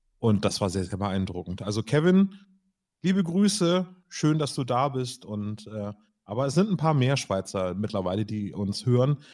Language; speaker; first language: German; native; German